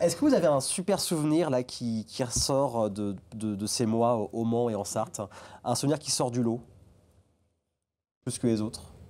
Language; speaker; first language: French; native; French